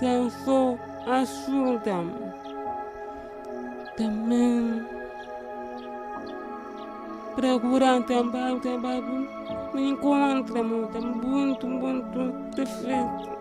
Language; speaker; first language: Portuguese; non-native, learner; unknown